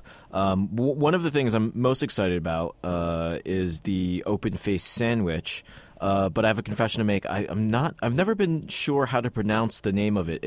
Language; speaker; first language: English; native; English